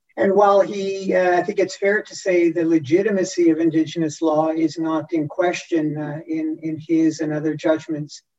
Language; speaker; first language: English; native; English